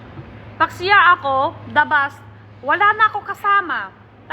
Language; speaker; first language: Filipino; non-native, learner; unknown